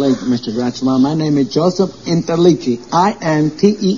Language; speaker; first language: English; non-native, learner; Italian